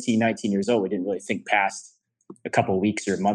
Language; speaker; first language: English; native; English